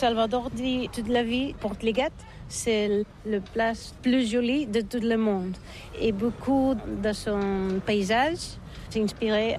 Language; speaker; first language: French; non-native, learner; Spanish